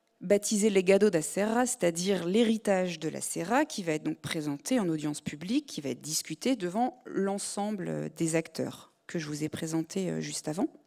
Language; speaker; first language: French; native; French